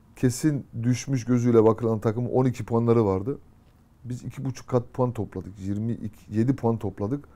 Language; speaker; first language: Turkish; early bilingual, heritage; Turkish